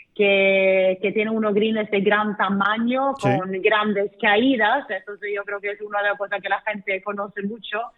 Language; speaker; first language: Spanish; non-native, fluent; Swedish